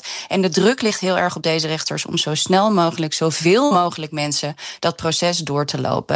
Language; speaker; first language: Dutch; native; Dutch